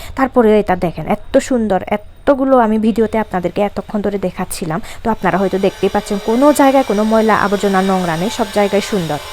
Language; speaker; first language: Bangla; non-native, local second language; Chakma